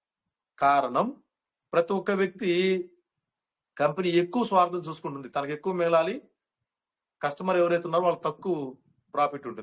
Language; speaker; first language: Telugu; native; Telugu